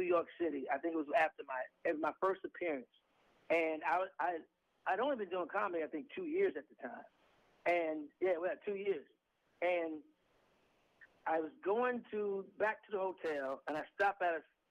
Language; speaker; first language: English; native; English